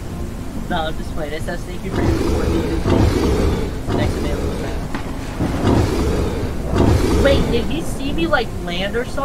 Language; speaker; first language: English; native; English